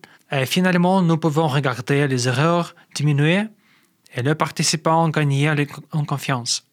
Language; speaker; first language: French; non-native, learner; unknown